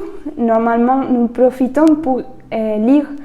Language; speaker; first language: French; non-native, fluent; Spanish